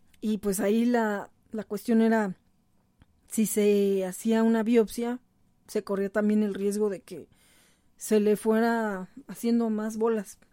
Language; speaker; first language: Spanish; native; Spanish